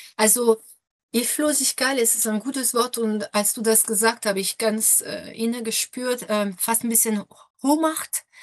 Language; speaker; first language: German; non-native, fluent; French